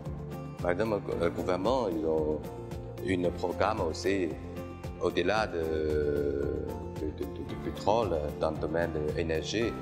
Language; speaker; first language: French; non-native, fluent; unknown